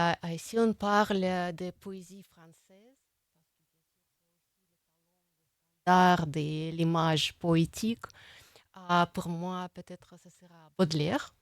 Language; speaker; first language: French; non-native, fluent; Russian